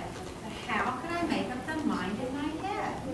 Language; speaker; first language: English; native; English